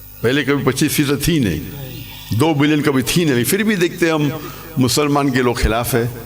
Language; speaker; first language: Urdu; non-native, local second language; English